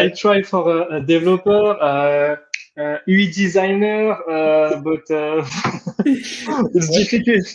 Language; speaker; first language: English; non-native, learner; French